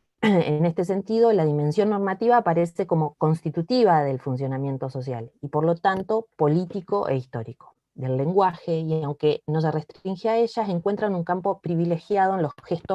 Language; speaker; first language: Spanish; native; Spanish